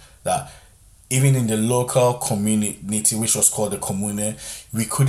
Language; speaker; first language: English; non-native, local second language; Akan